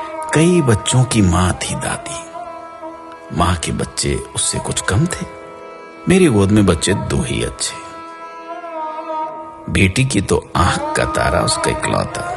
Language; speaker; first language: Hindi; native; Hindi